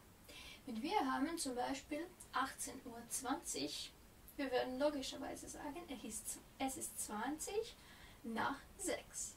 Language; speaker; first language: German; non-native, fluent; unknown